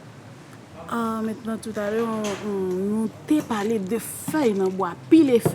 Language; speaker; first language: French; non-native, local second language; Haitian Creole